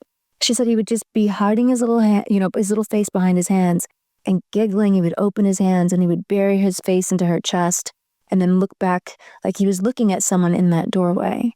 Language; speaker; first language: English; native; English